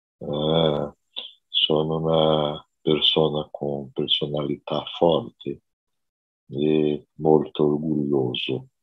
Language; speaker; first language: Italian; non-native, learner; Portuguese